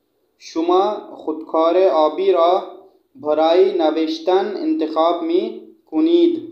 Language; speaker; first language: Persian; non-native, fluent; Urdu